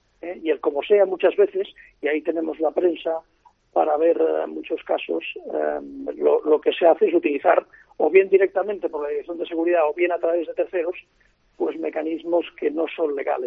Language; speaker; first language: Spanish; native; Spanish